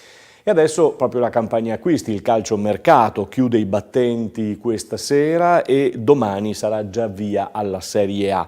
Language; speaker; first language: Italian; native; Italian